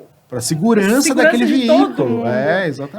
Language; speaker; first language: Portuguese; native; Portuguese